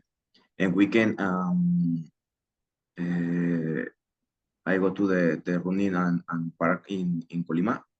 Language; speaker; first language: English; non-native, learner; Spanish